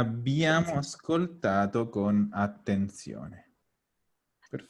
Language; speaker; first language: Italian; non-native, fluent; Spanish